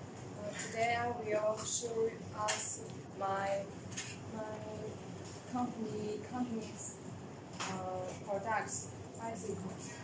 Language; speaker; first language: English; non-native, learner; Chinese